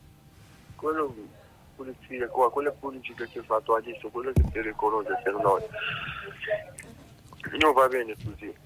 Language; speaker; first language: Italian; non-native, learner; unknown